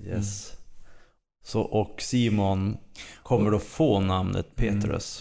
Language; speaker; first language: Swedish; native; Swedish